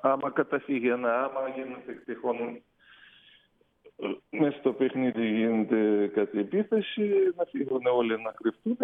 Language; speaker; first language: Greek; non-native, fluent; Russian